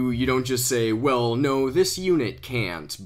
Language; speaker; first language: English; native; English